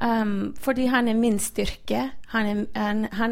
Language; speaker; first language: Norwegian; non-native, fluent; Spanish